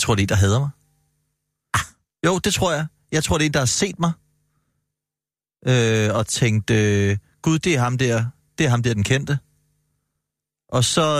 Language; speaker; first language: Danish; native; Danish